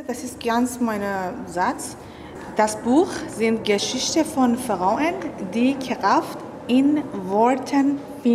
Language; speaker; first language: German; non-native, learner; Persian